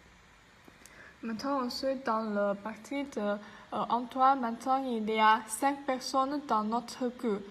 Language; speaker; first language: French; non-native, learner; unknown